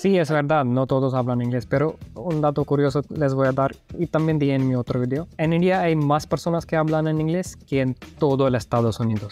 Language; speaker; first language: Spanish; non-native, fluent; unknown